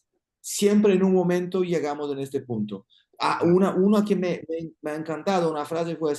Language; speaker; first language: Spanish; non-native, fluent; Portuguese